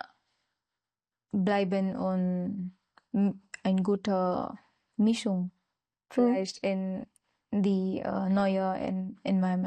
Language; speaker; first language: German; non-native, learner; Marathi